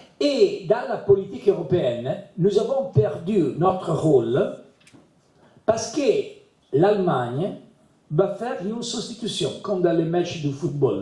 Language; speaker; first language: French; non-native, learner; Italian